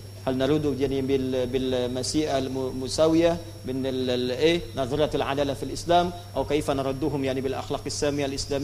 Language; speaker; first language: Arabic; non-native, fluent; Indonesian